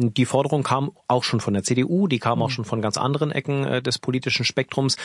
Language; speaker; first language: German; native; German